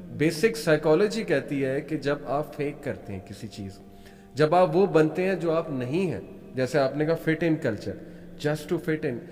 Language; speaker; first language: Urdu; native; Urdu